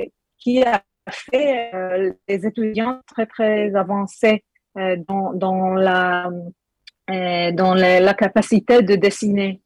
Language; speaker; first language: French; non-native, learner; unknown